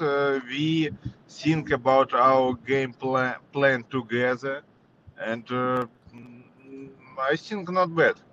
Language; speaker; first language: English; non-native, learner; Russian